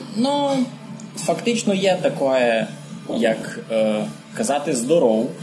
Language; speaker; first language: Ukrainian; native; Ukrainian